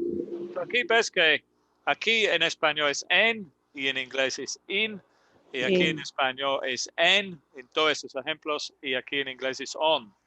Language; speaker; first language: Spanish; non-native, learner; English